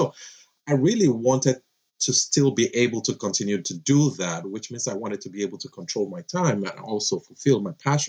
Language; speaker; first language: English; non-native, local second language; Yoruba